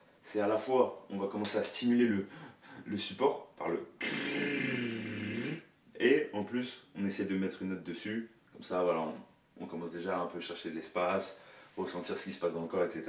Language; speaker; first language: French; native; French